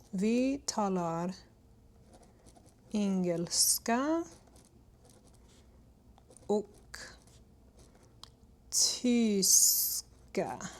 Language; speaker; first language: Swedish; non-native, learner; English